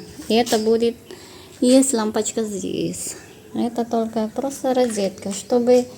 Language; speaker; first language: Russian; non-native, learner; Filipino